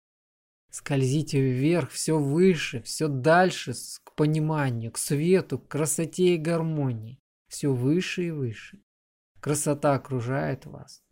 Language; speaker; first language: Russian; native; Russian